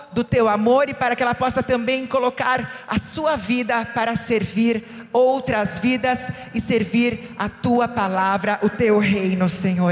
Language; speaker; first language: Portuguese; native; Portuguese